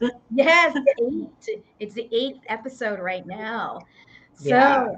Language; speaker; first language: English; non-native, local second language; Iloko